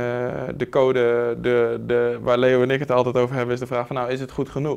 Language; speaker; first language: Dutch; native; Dutch